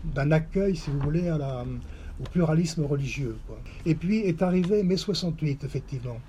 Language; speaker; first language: French; native; French